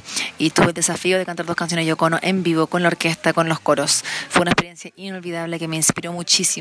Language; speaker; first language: Spanish; native; Spanish